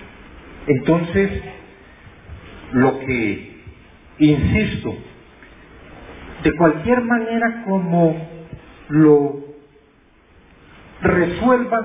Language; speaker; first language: Spanish; native; Spanish